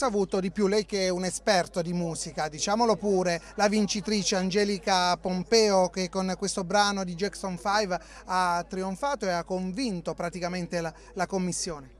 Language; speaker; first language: Italian; native; Italian